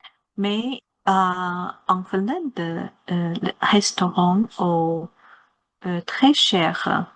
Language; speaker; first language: French; non-native, learner; Chinese